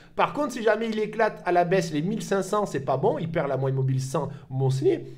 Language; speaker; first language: French; native; French